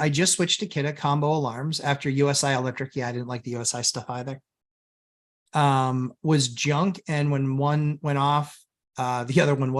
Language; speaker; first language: English; native; English